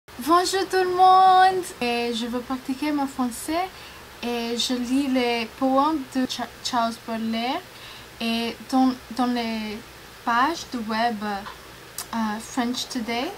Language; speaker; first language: French; non-native, learner; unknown